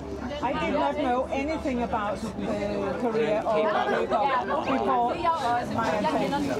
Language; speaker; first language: English; non-native, learner; Danish